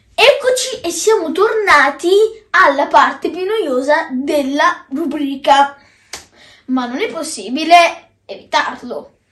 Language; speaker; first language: Italian; non-native, learner; Georgian